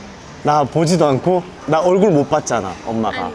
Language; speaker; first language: Korean; native; Korean